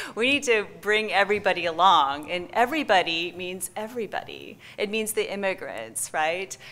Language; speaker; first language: English; native; English